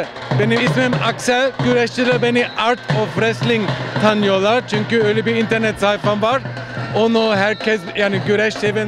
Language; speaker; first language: Turkish; non-native, fluent; German